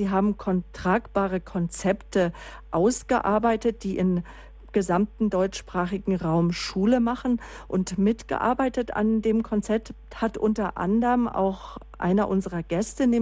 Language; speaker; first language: German; native; German